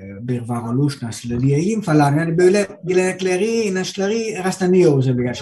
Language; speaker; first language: Turkish; non-native, learner; Greek